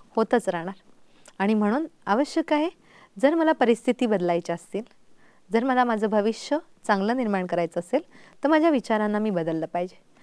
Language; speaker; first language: Marathi; native; Marathi